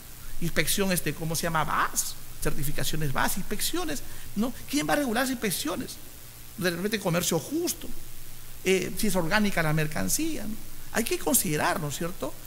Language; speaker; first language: Spanish; native; Spanish